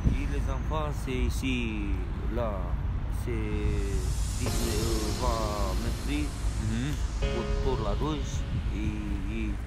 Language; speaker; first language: French; non-native, learner; Romanian